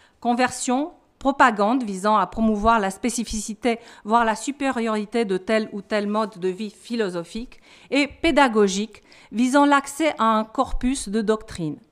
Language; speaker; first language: French; non-native, fluent; Romanian